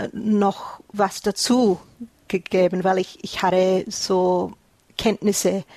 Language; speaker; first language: German; early bilingual, heritage; German